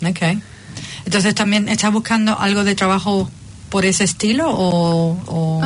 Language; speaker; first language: Spanish; native; Spanish